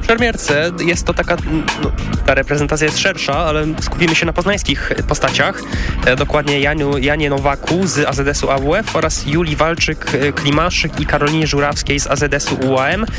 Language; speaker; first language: Polish; native; Polish